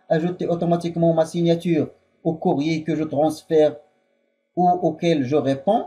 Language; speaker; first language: French; non-native, local second language; Arabic